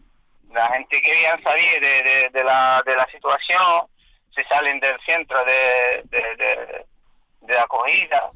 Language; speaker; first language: Spanish; non-native, fluent; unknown